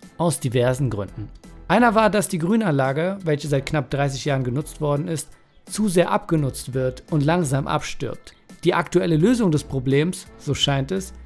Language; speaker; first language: German; native; German